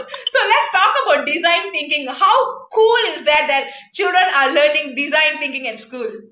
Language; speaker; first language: English; non-native, local second language; Tamil